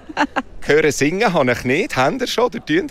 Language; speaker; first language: German; native; German